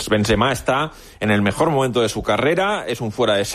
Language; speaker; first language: Spanish; native; Spanish